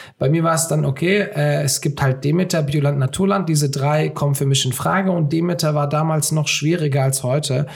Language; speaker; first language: German; early bilingual, other home language; Turkish